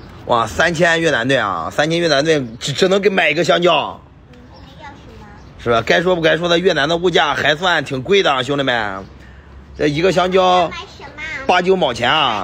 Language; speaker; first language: Chinese; native; Chinese